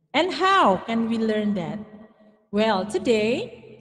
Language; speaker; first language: English; non-native, fluent; Indonesian